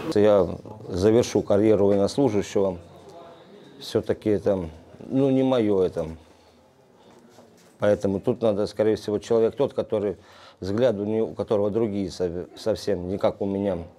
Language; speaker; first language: Russian; native; Russian